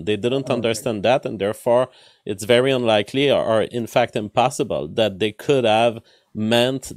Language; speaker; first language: English; non-native, fluent; French